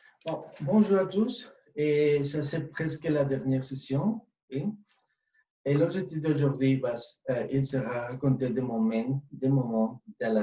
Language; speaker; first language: French; non-native, fluent; Spanish